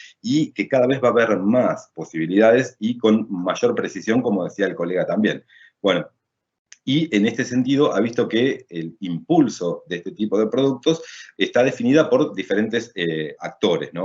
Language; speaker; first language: Spanish; native; Spanish